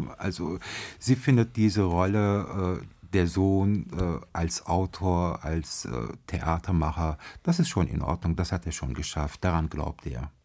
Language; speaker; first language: German; early bilingual, other home language; Turkish